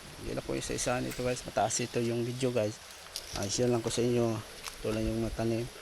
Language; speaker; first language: Filipino; non-native, local second language; Cebuano